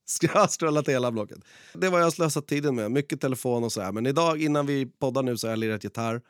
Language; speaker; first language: Swedish; native; Swedish